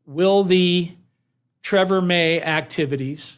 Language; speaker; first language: English; native; English